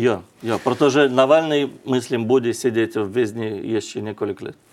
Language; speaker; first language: Czech; non-native, learner; Russian